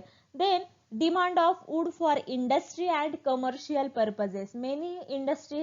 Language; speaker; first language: English; non-native, local second language; Marathi